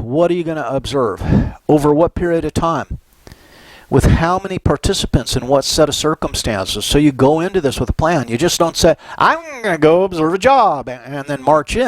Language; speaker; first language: English; native; English